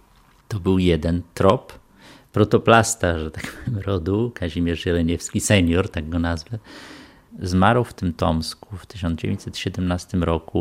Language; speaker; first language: Polish; native; Polish